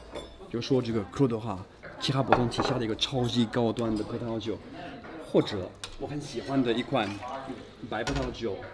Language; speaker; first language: Chinese; non-native, fluent; French